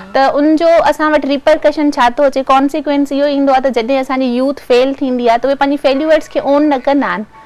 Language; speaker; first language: Sindhi; non-native, local second language; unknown